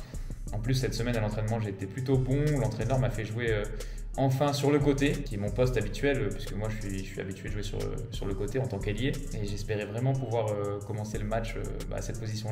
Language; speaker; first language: French; native; French